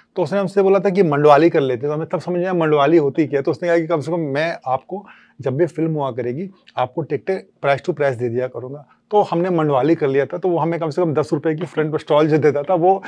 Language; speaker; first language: Hindi; native; Hindi